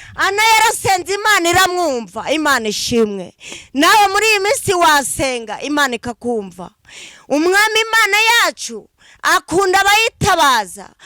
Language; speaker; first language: Kinyarwanda; native; Kinyarwanda